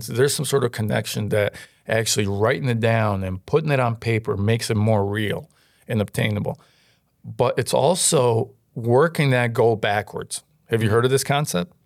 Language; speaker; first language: English; non-native, fluent; Ukrainian